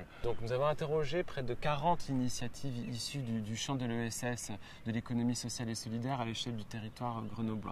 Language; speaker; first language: French; native; French